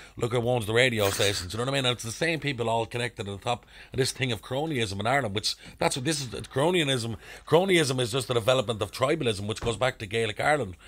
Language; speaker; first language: English; native; English